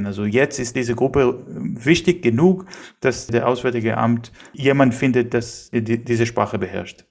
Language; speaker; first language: German; non-native, fluent; Hebrew